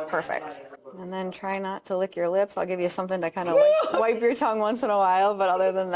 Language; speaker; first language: English; native; English